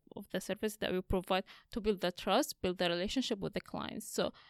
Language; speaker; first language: English; non-native, fluent; Arabic